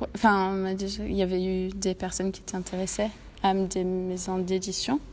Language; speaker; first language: French; non-native, fluent; English